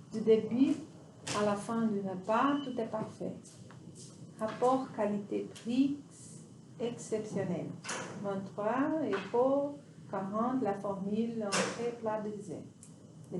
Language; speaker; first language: French; non-native, learner; Portuguese